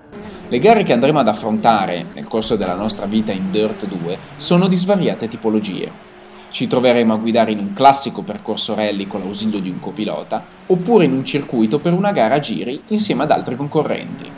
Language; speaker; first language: Italian; native; Italian